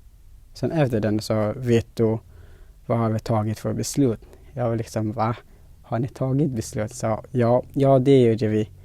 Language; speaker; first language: Swedish; non-native, fluent; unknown